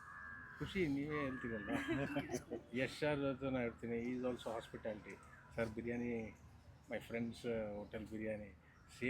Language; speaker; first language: Kannada; non-native, learner; Telugu